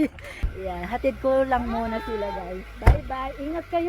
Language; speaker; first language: Filipino; native; Filipino